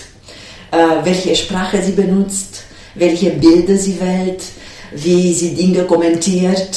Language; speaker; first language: German; non-native, fluent; Romanian